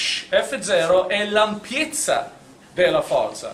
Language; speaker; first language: Italian; native; Italian